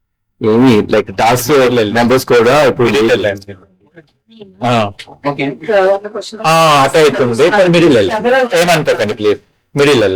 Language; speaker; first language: Telugu; non-native, learner; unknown